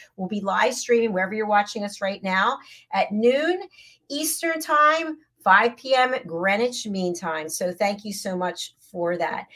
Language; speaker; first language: English; native; English